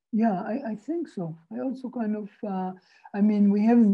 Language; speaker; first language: English; non-native, fluent; Hebrew